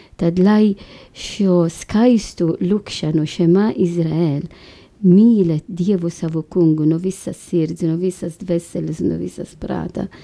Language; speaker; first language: Latvian; non-native, fluent; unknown